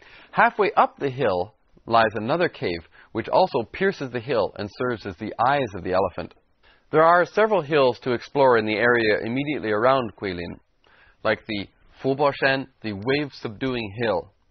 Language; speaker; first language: English; native; English